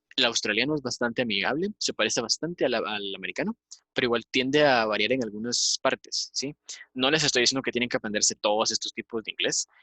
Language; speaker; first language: Spanish; native; Spanish